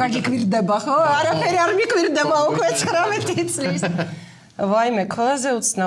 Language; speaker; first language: Georgian; non-native, fluent; Russian